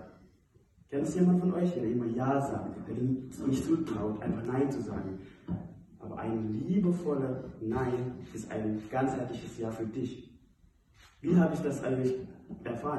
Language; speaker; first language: German; non-native, fluent; Indonesian